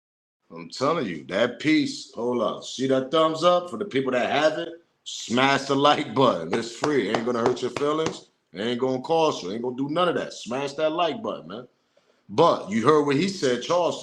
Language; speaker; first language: English; native; English